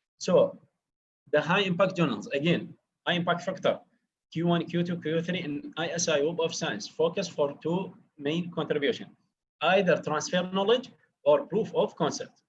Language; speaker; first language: English; non-native, fluent; Arabic